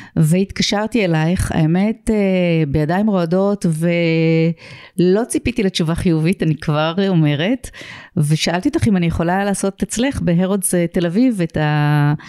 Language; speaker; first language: Hebrew; native; Hebrew